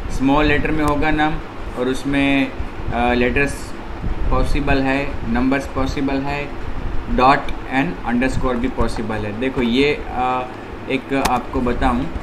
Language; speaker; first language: Hindi; non-native, local second language; Gujarati